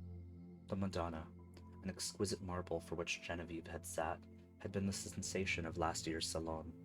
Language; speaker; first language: English; native; English